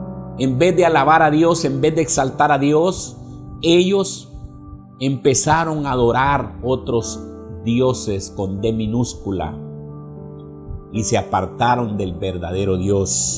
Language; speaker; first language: Spanish; native; Spanish